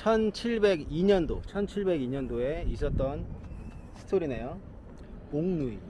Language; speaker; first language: Korean; native; Korean